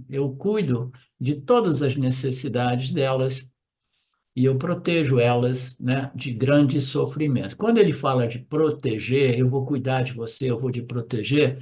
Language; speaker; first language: Portuguese; native; Portuguese